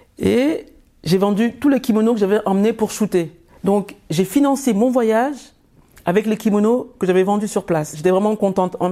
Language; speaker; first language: French; early bilingual, other home language; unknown